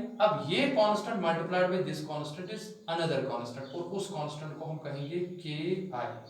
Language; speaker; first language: Hindi; non-native, local second language; Kashmiri